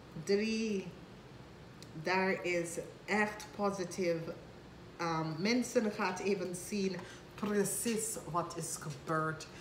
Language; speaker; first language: Dutch; non-native, fluent; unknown